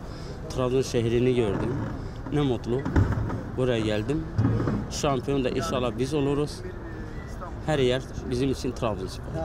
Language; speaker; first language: Turkish; non-native, local second language; Kurdish